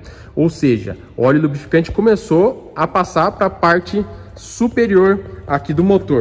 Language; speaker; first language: Portuguese; native; Portuguese